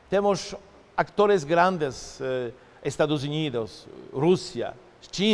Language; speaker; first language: Portuguese; non-native, fluent; Polish